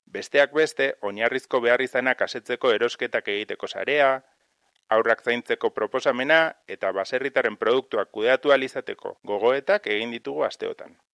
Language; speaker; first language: Basque; native; Basque